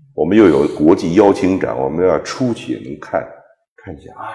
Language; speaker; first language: Chinese; native; Chinese